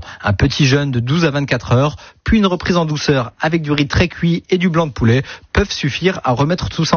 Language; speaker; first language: French; native; French